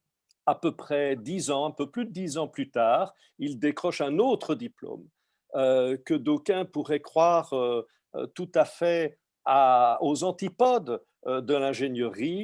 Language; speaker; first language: French; native; French